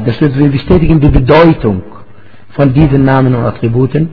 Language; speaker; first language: German; non-native, fluent; Arabic